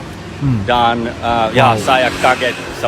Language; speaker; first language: Indonesian; non-native, learner; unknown